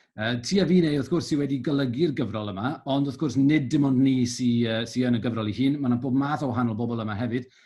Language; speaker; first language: Welsh; native; Welsh